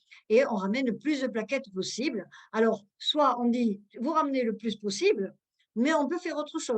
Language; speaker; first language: French; native; French